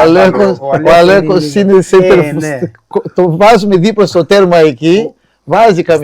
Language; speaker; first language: Greek; non-native, fluent; Portuguese